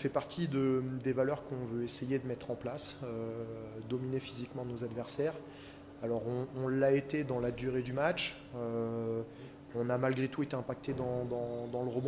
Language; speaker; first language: French; native; French